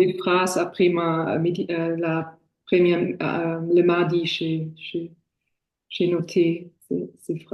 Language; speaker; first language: French; non-native, fluent; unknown